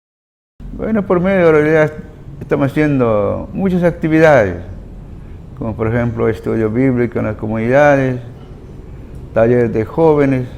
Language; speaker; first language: Spanish; non-native, local second language; Shipibo-Conibo